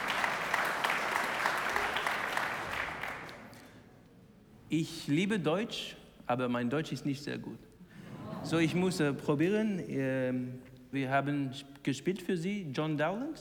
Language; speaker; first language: German; non-native, learner; English